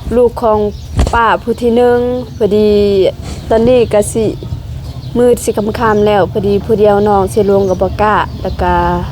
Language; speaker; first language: Lao; native; Lao